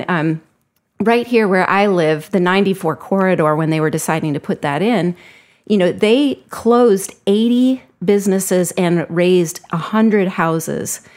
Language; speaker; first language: English; native; English